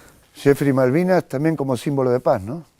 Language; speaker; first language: Spanish; native; Spanish